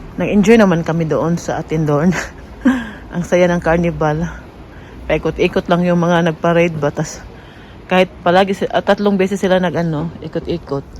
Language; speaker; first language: Filipino; non-native, local second language; Cebuano